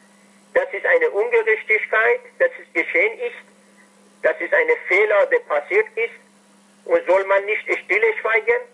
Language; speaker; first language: German; non-native, fluent; Persian